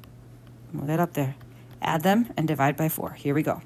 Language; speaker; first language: English; native; English